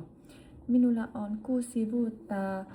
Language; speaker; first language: Finnish; non-native, learner; Vietnamese